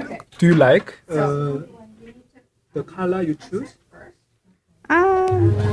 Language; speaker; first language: English; non-native, learner; Korean